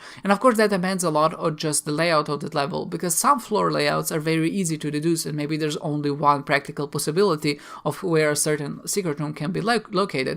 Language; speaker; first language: English; non-native, fluent; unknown